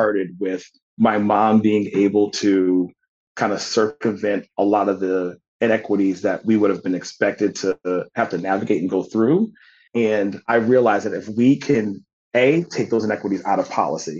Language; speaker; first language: English; native; English